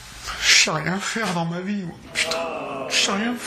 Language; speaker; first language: French; native; French